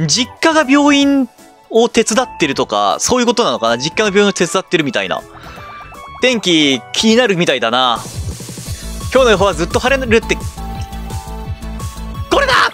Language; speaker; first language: Japanese; native; Japanese